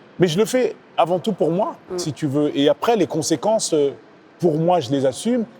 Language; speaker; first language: French; native; French